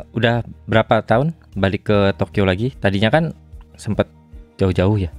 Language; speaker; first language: Indonesian; native; Indonesian